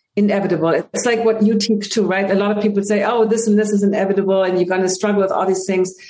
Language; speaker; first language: English; non-native, fluent; German